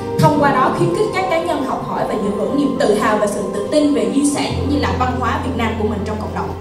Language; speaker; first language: Vietnamese; early bilingual, heritage; Vietnamese